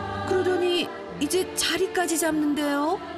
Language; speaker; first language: Korean; native; Korean